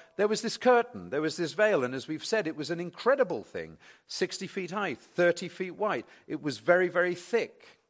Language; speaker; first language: English; native; English